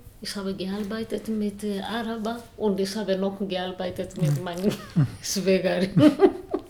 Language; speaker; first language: German; non-native, learner; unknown